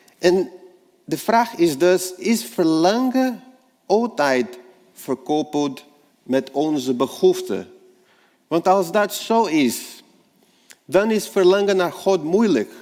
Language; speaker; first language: Dutch; non-native, fluent; Portuguese